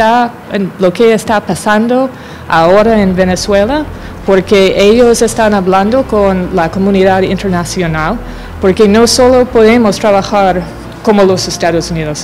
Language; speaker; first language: Spanish; non-native, fluent; English